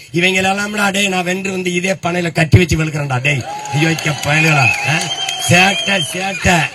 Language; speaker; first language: Tamil; native; Tamil